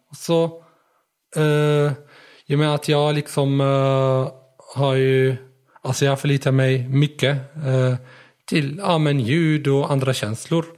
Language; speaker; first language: Swedish; non-native, fluent; Arabic